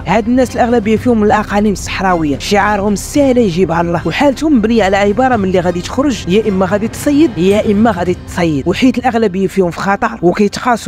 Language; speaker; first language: Arabic; native; Arabic